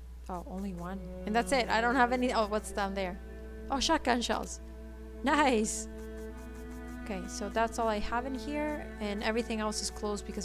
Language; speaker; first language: English; early bilingual, other home language; Italian